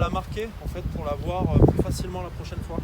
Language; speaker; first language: French; native; French